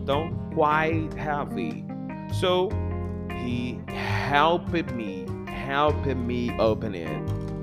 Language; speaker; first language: English; non-native, fluent; Portuguese